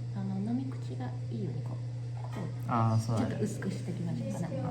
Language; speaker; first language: Japanese; native; Japanese